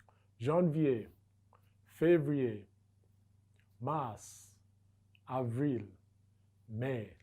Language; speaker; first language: French; non-native, fluent; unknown